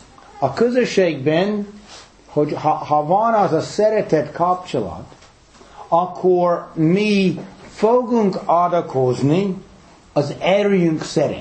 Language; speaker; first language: Hungarian; non-native, fluent; English